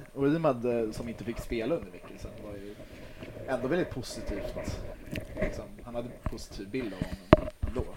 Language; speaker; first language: Swedish; native; Swedish